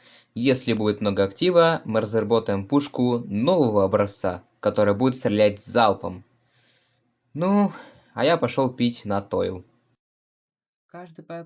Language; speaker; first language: Russian; native; Russian